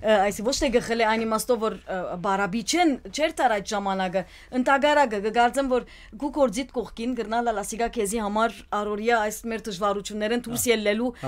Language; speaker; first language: Armenian; early bilingual, heritage; Armenian